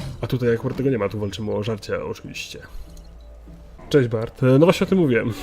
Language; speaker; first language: Polish; native; Polish